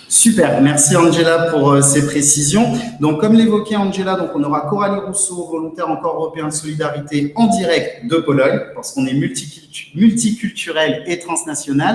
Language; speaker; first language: French; native; French